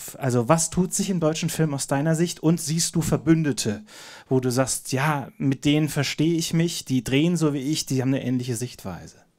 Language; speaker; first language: German; native; German